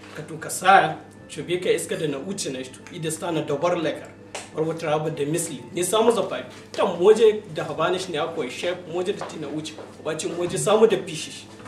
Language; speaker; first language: Bulgarian; non-native, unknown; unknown